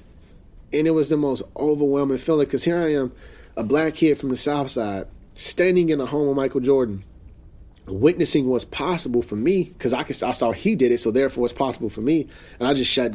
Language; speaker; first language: English; native; English